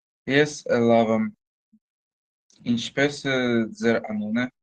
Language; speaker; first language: Armenian; non-native, learner; Russian